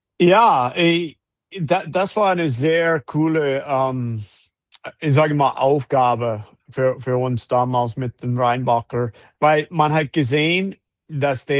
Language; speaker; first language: German; non-native, fluent; English